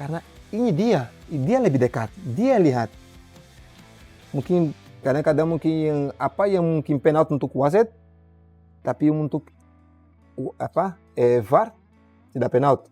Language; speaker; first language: Indonesian; non-native, fluent; Portuguese